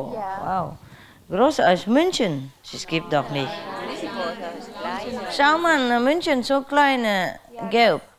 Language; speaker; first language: German; non-native, learner; Vietnamese